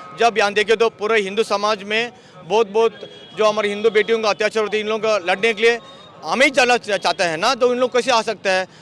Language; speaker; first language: Hindi; non-native, local second language; Kannada